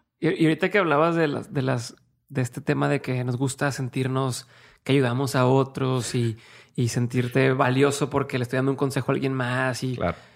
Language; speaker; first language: Spanish; native; Spanish